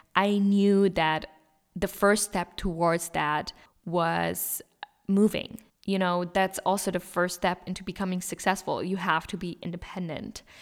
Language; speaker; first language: English; non-native, fluent; German